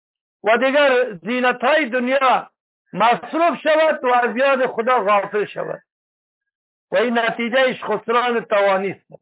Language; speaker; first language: Persian; native; Persian